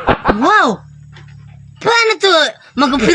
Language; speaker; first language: Filipino; non-native, local second language; Cebuano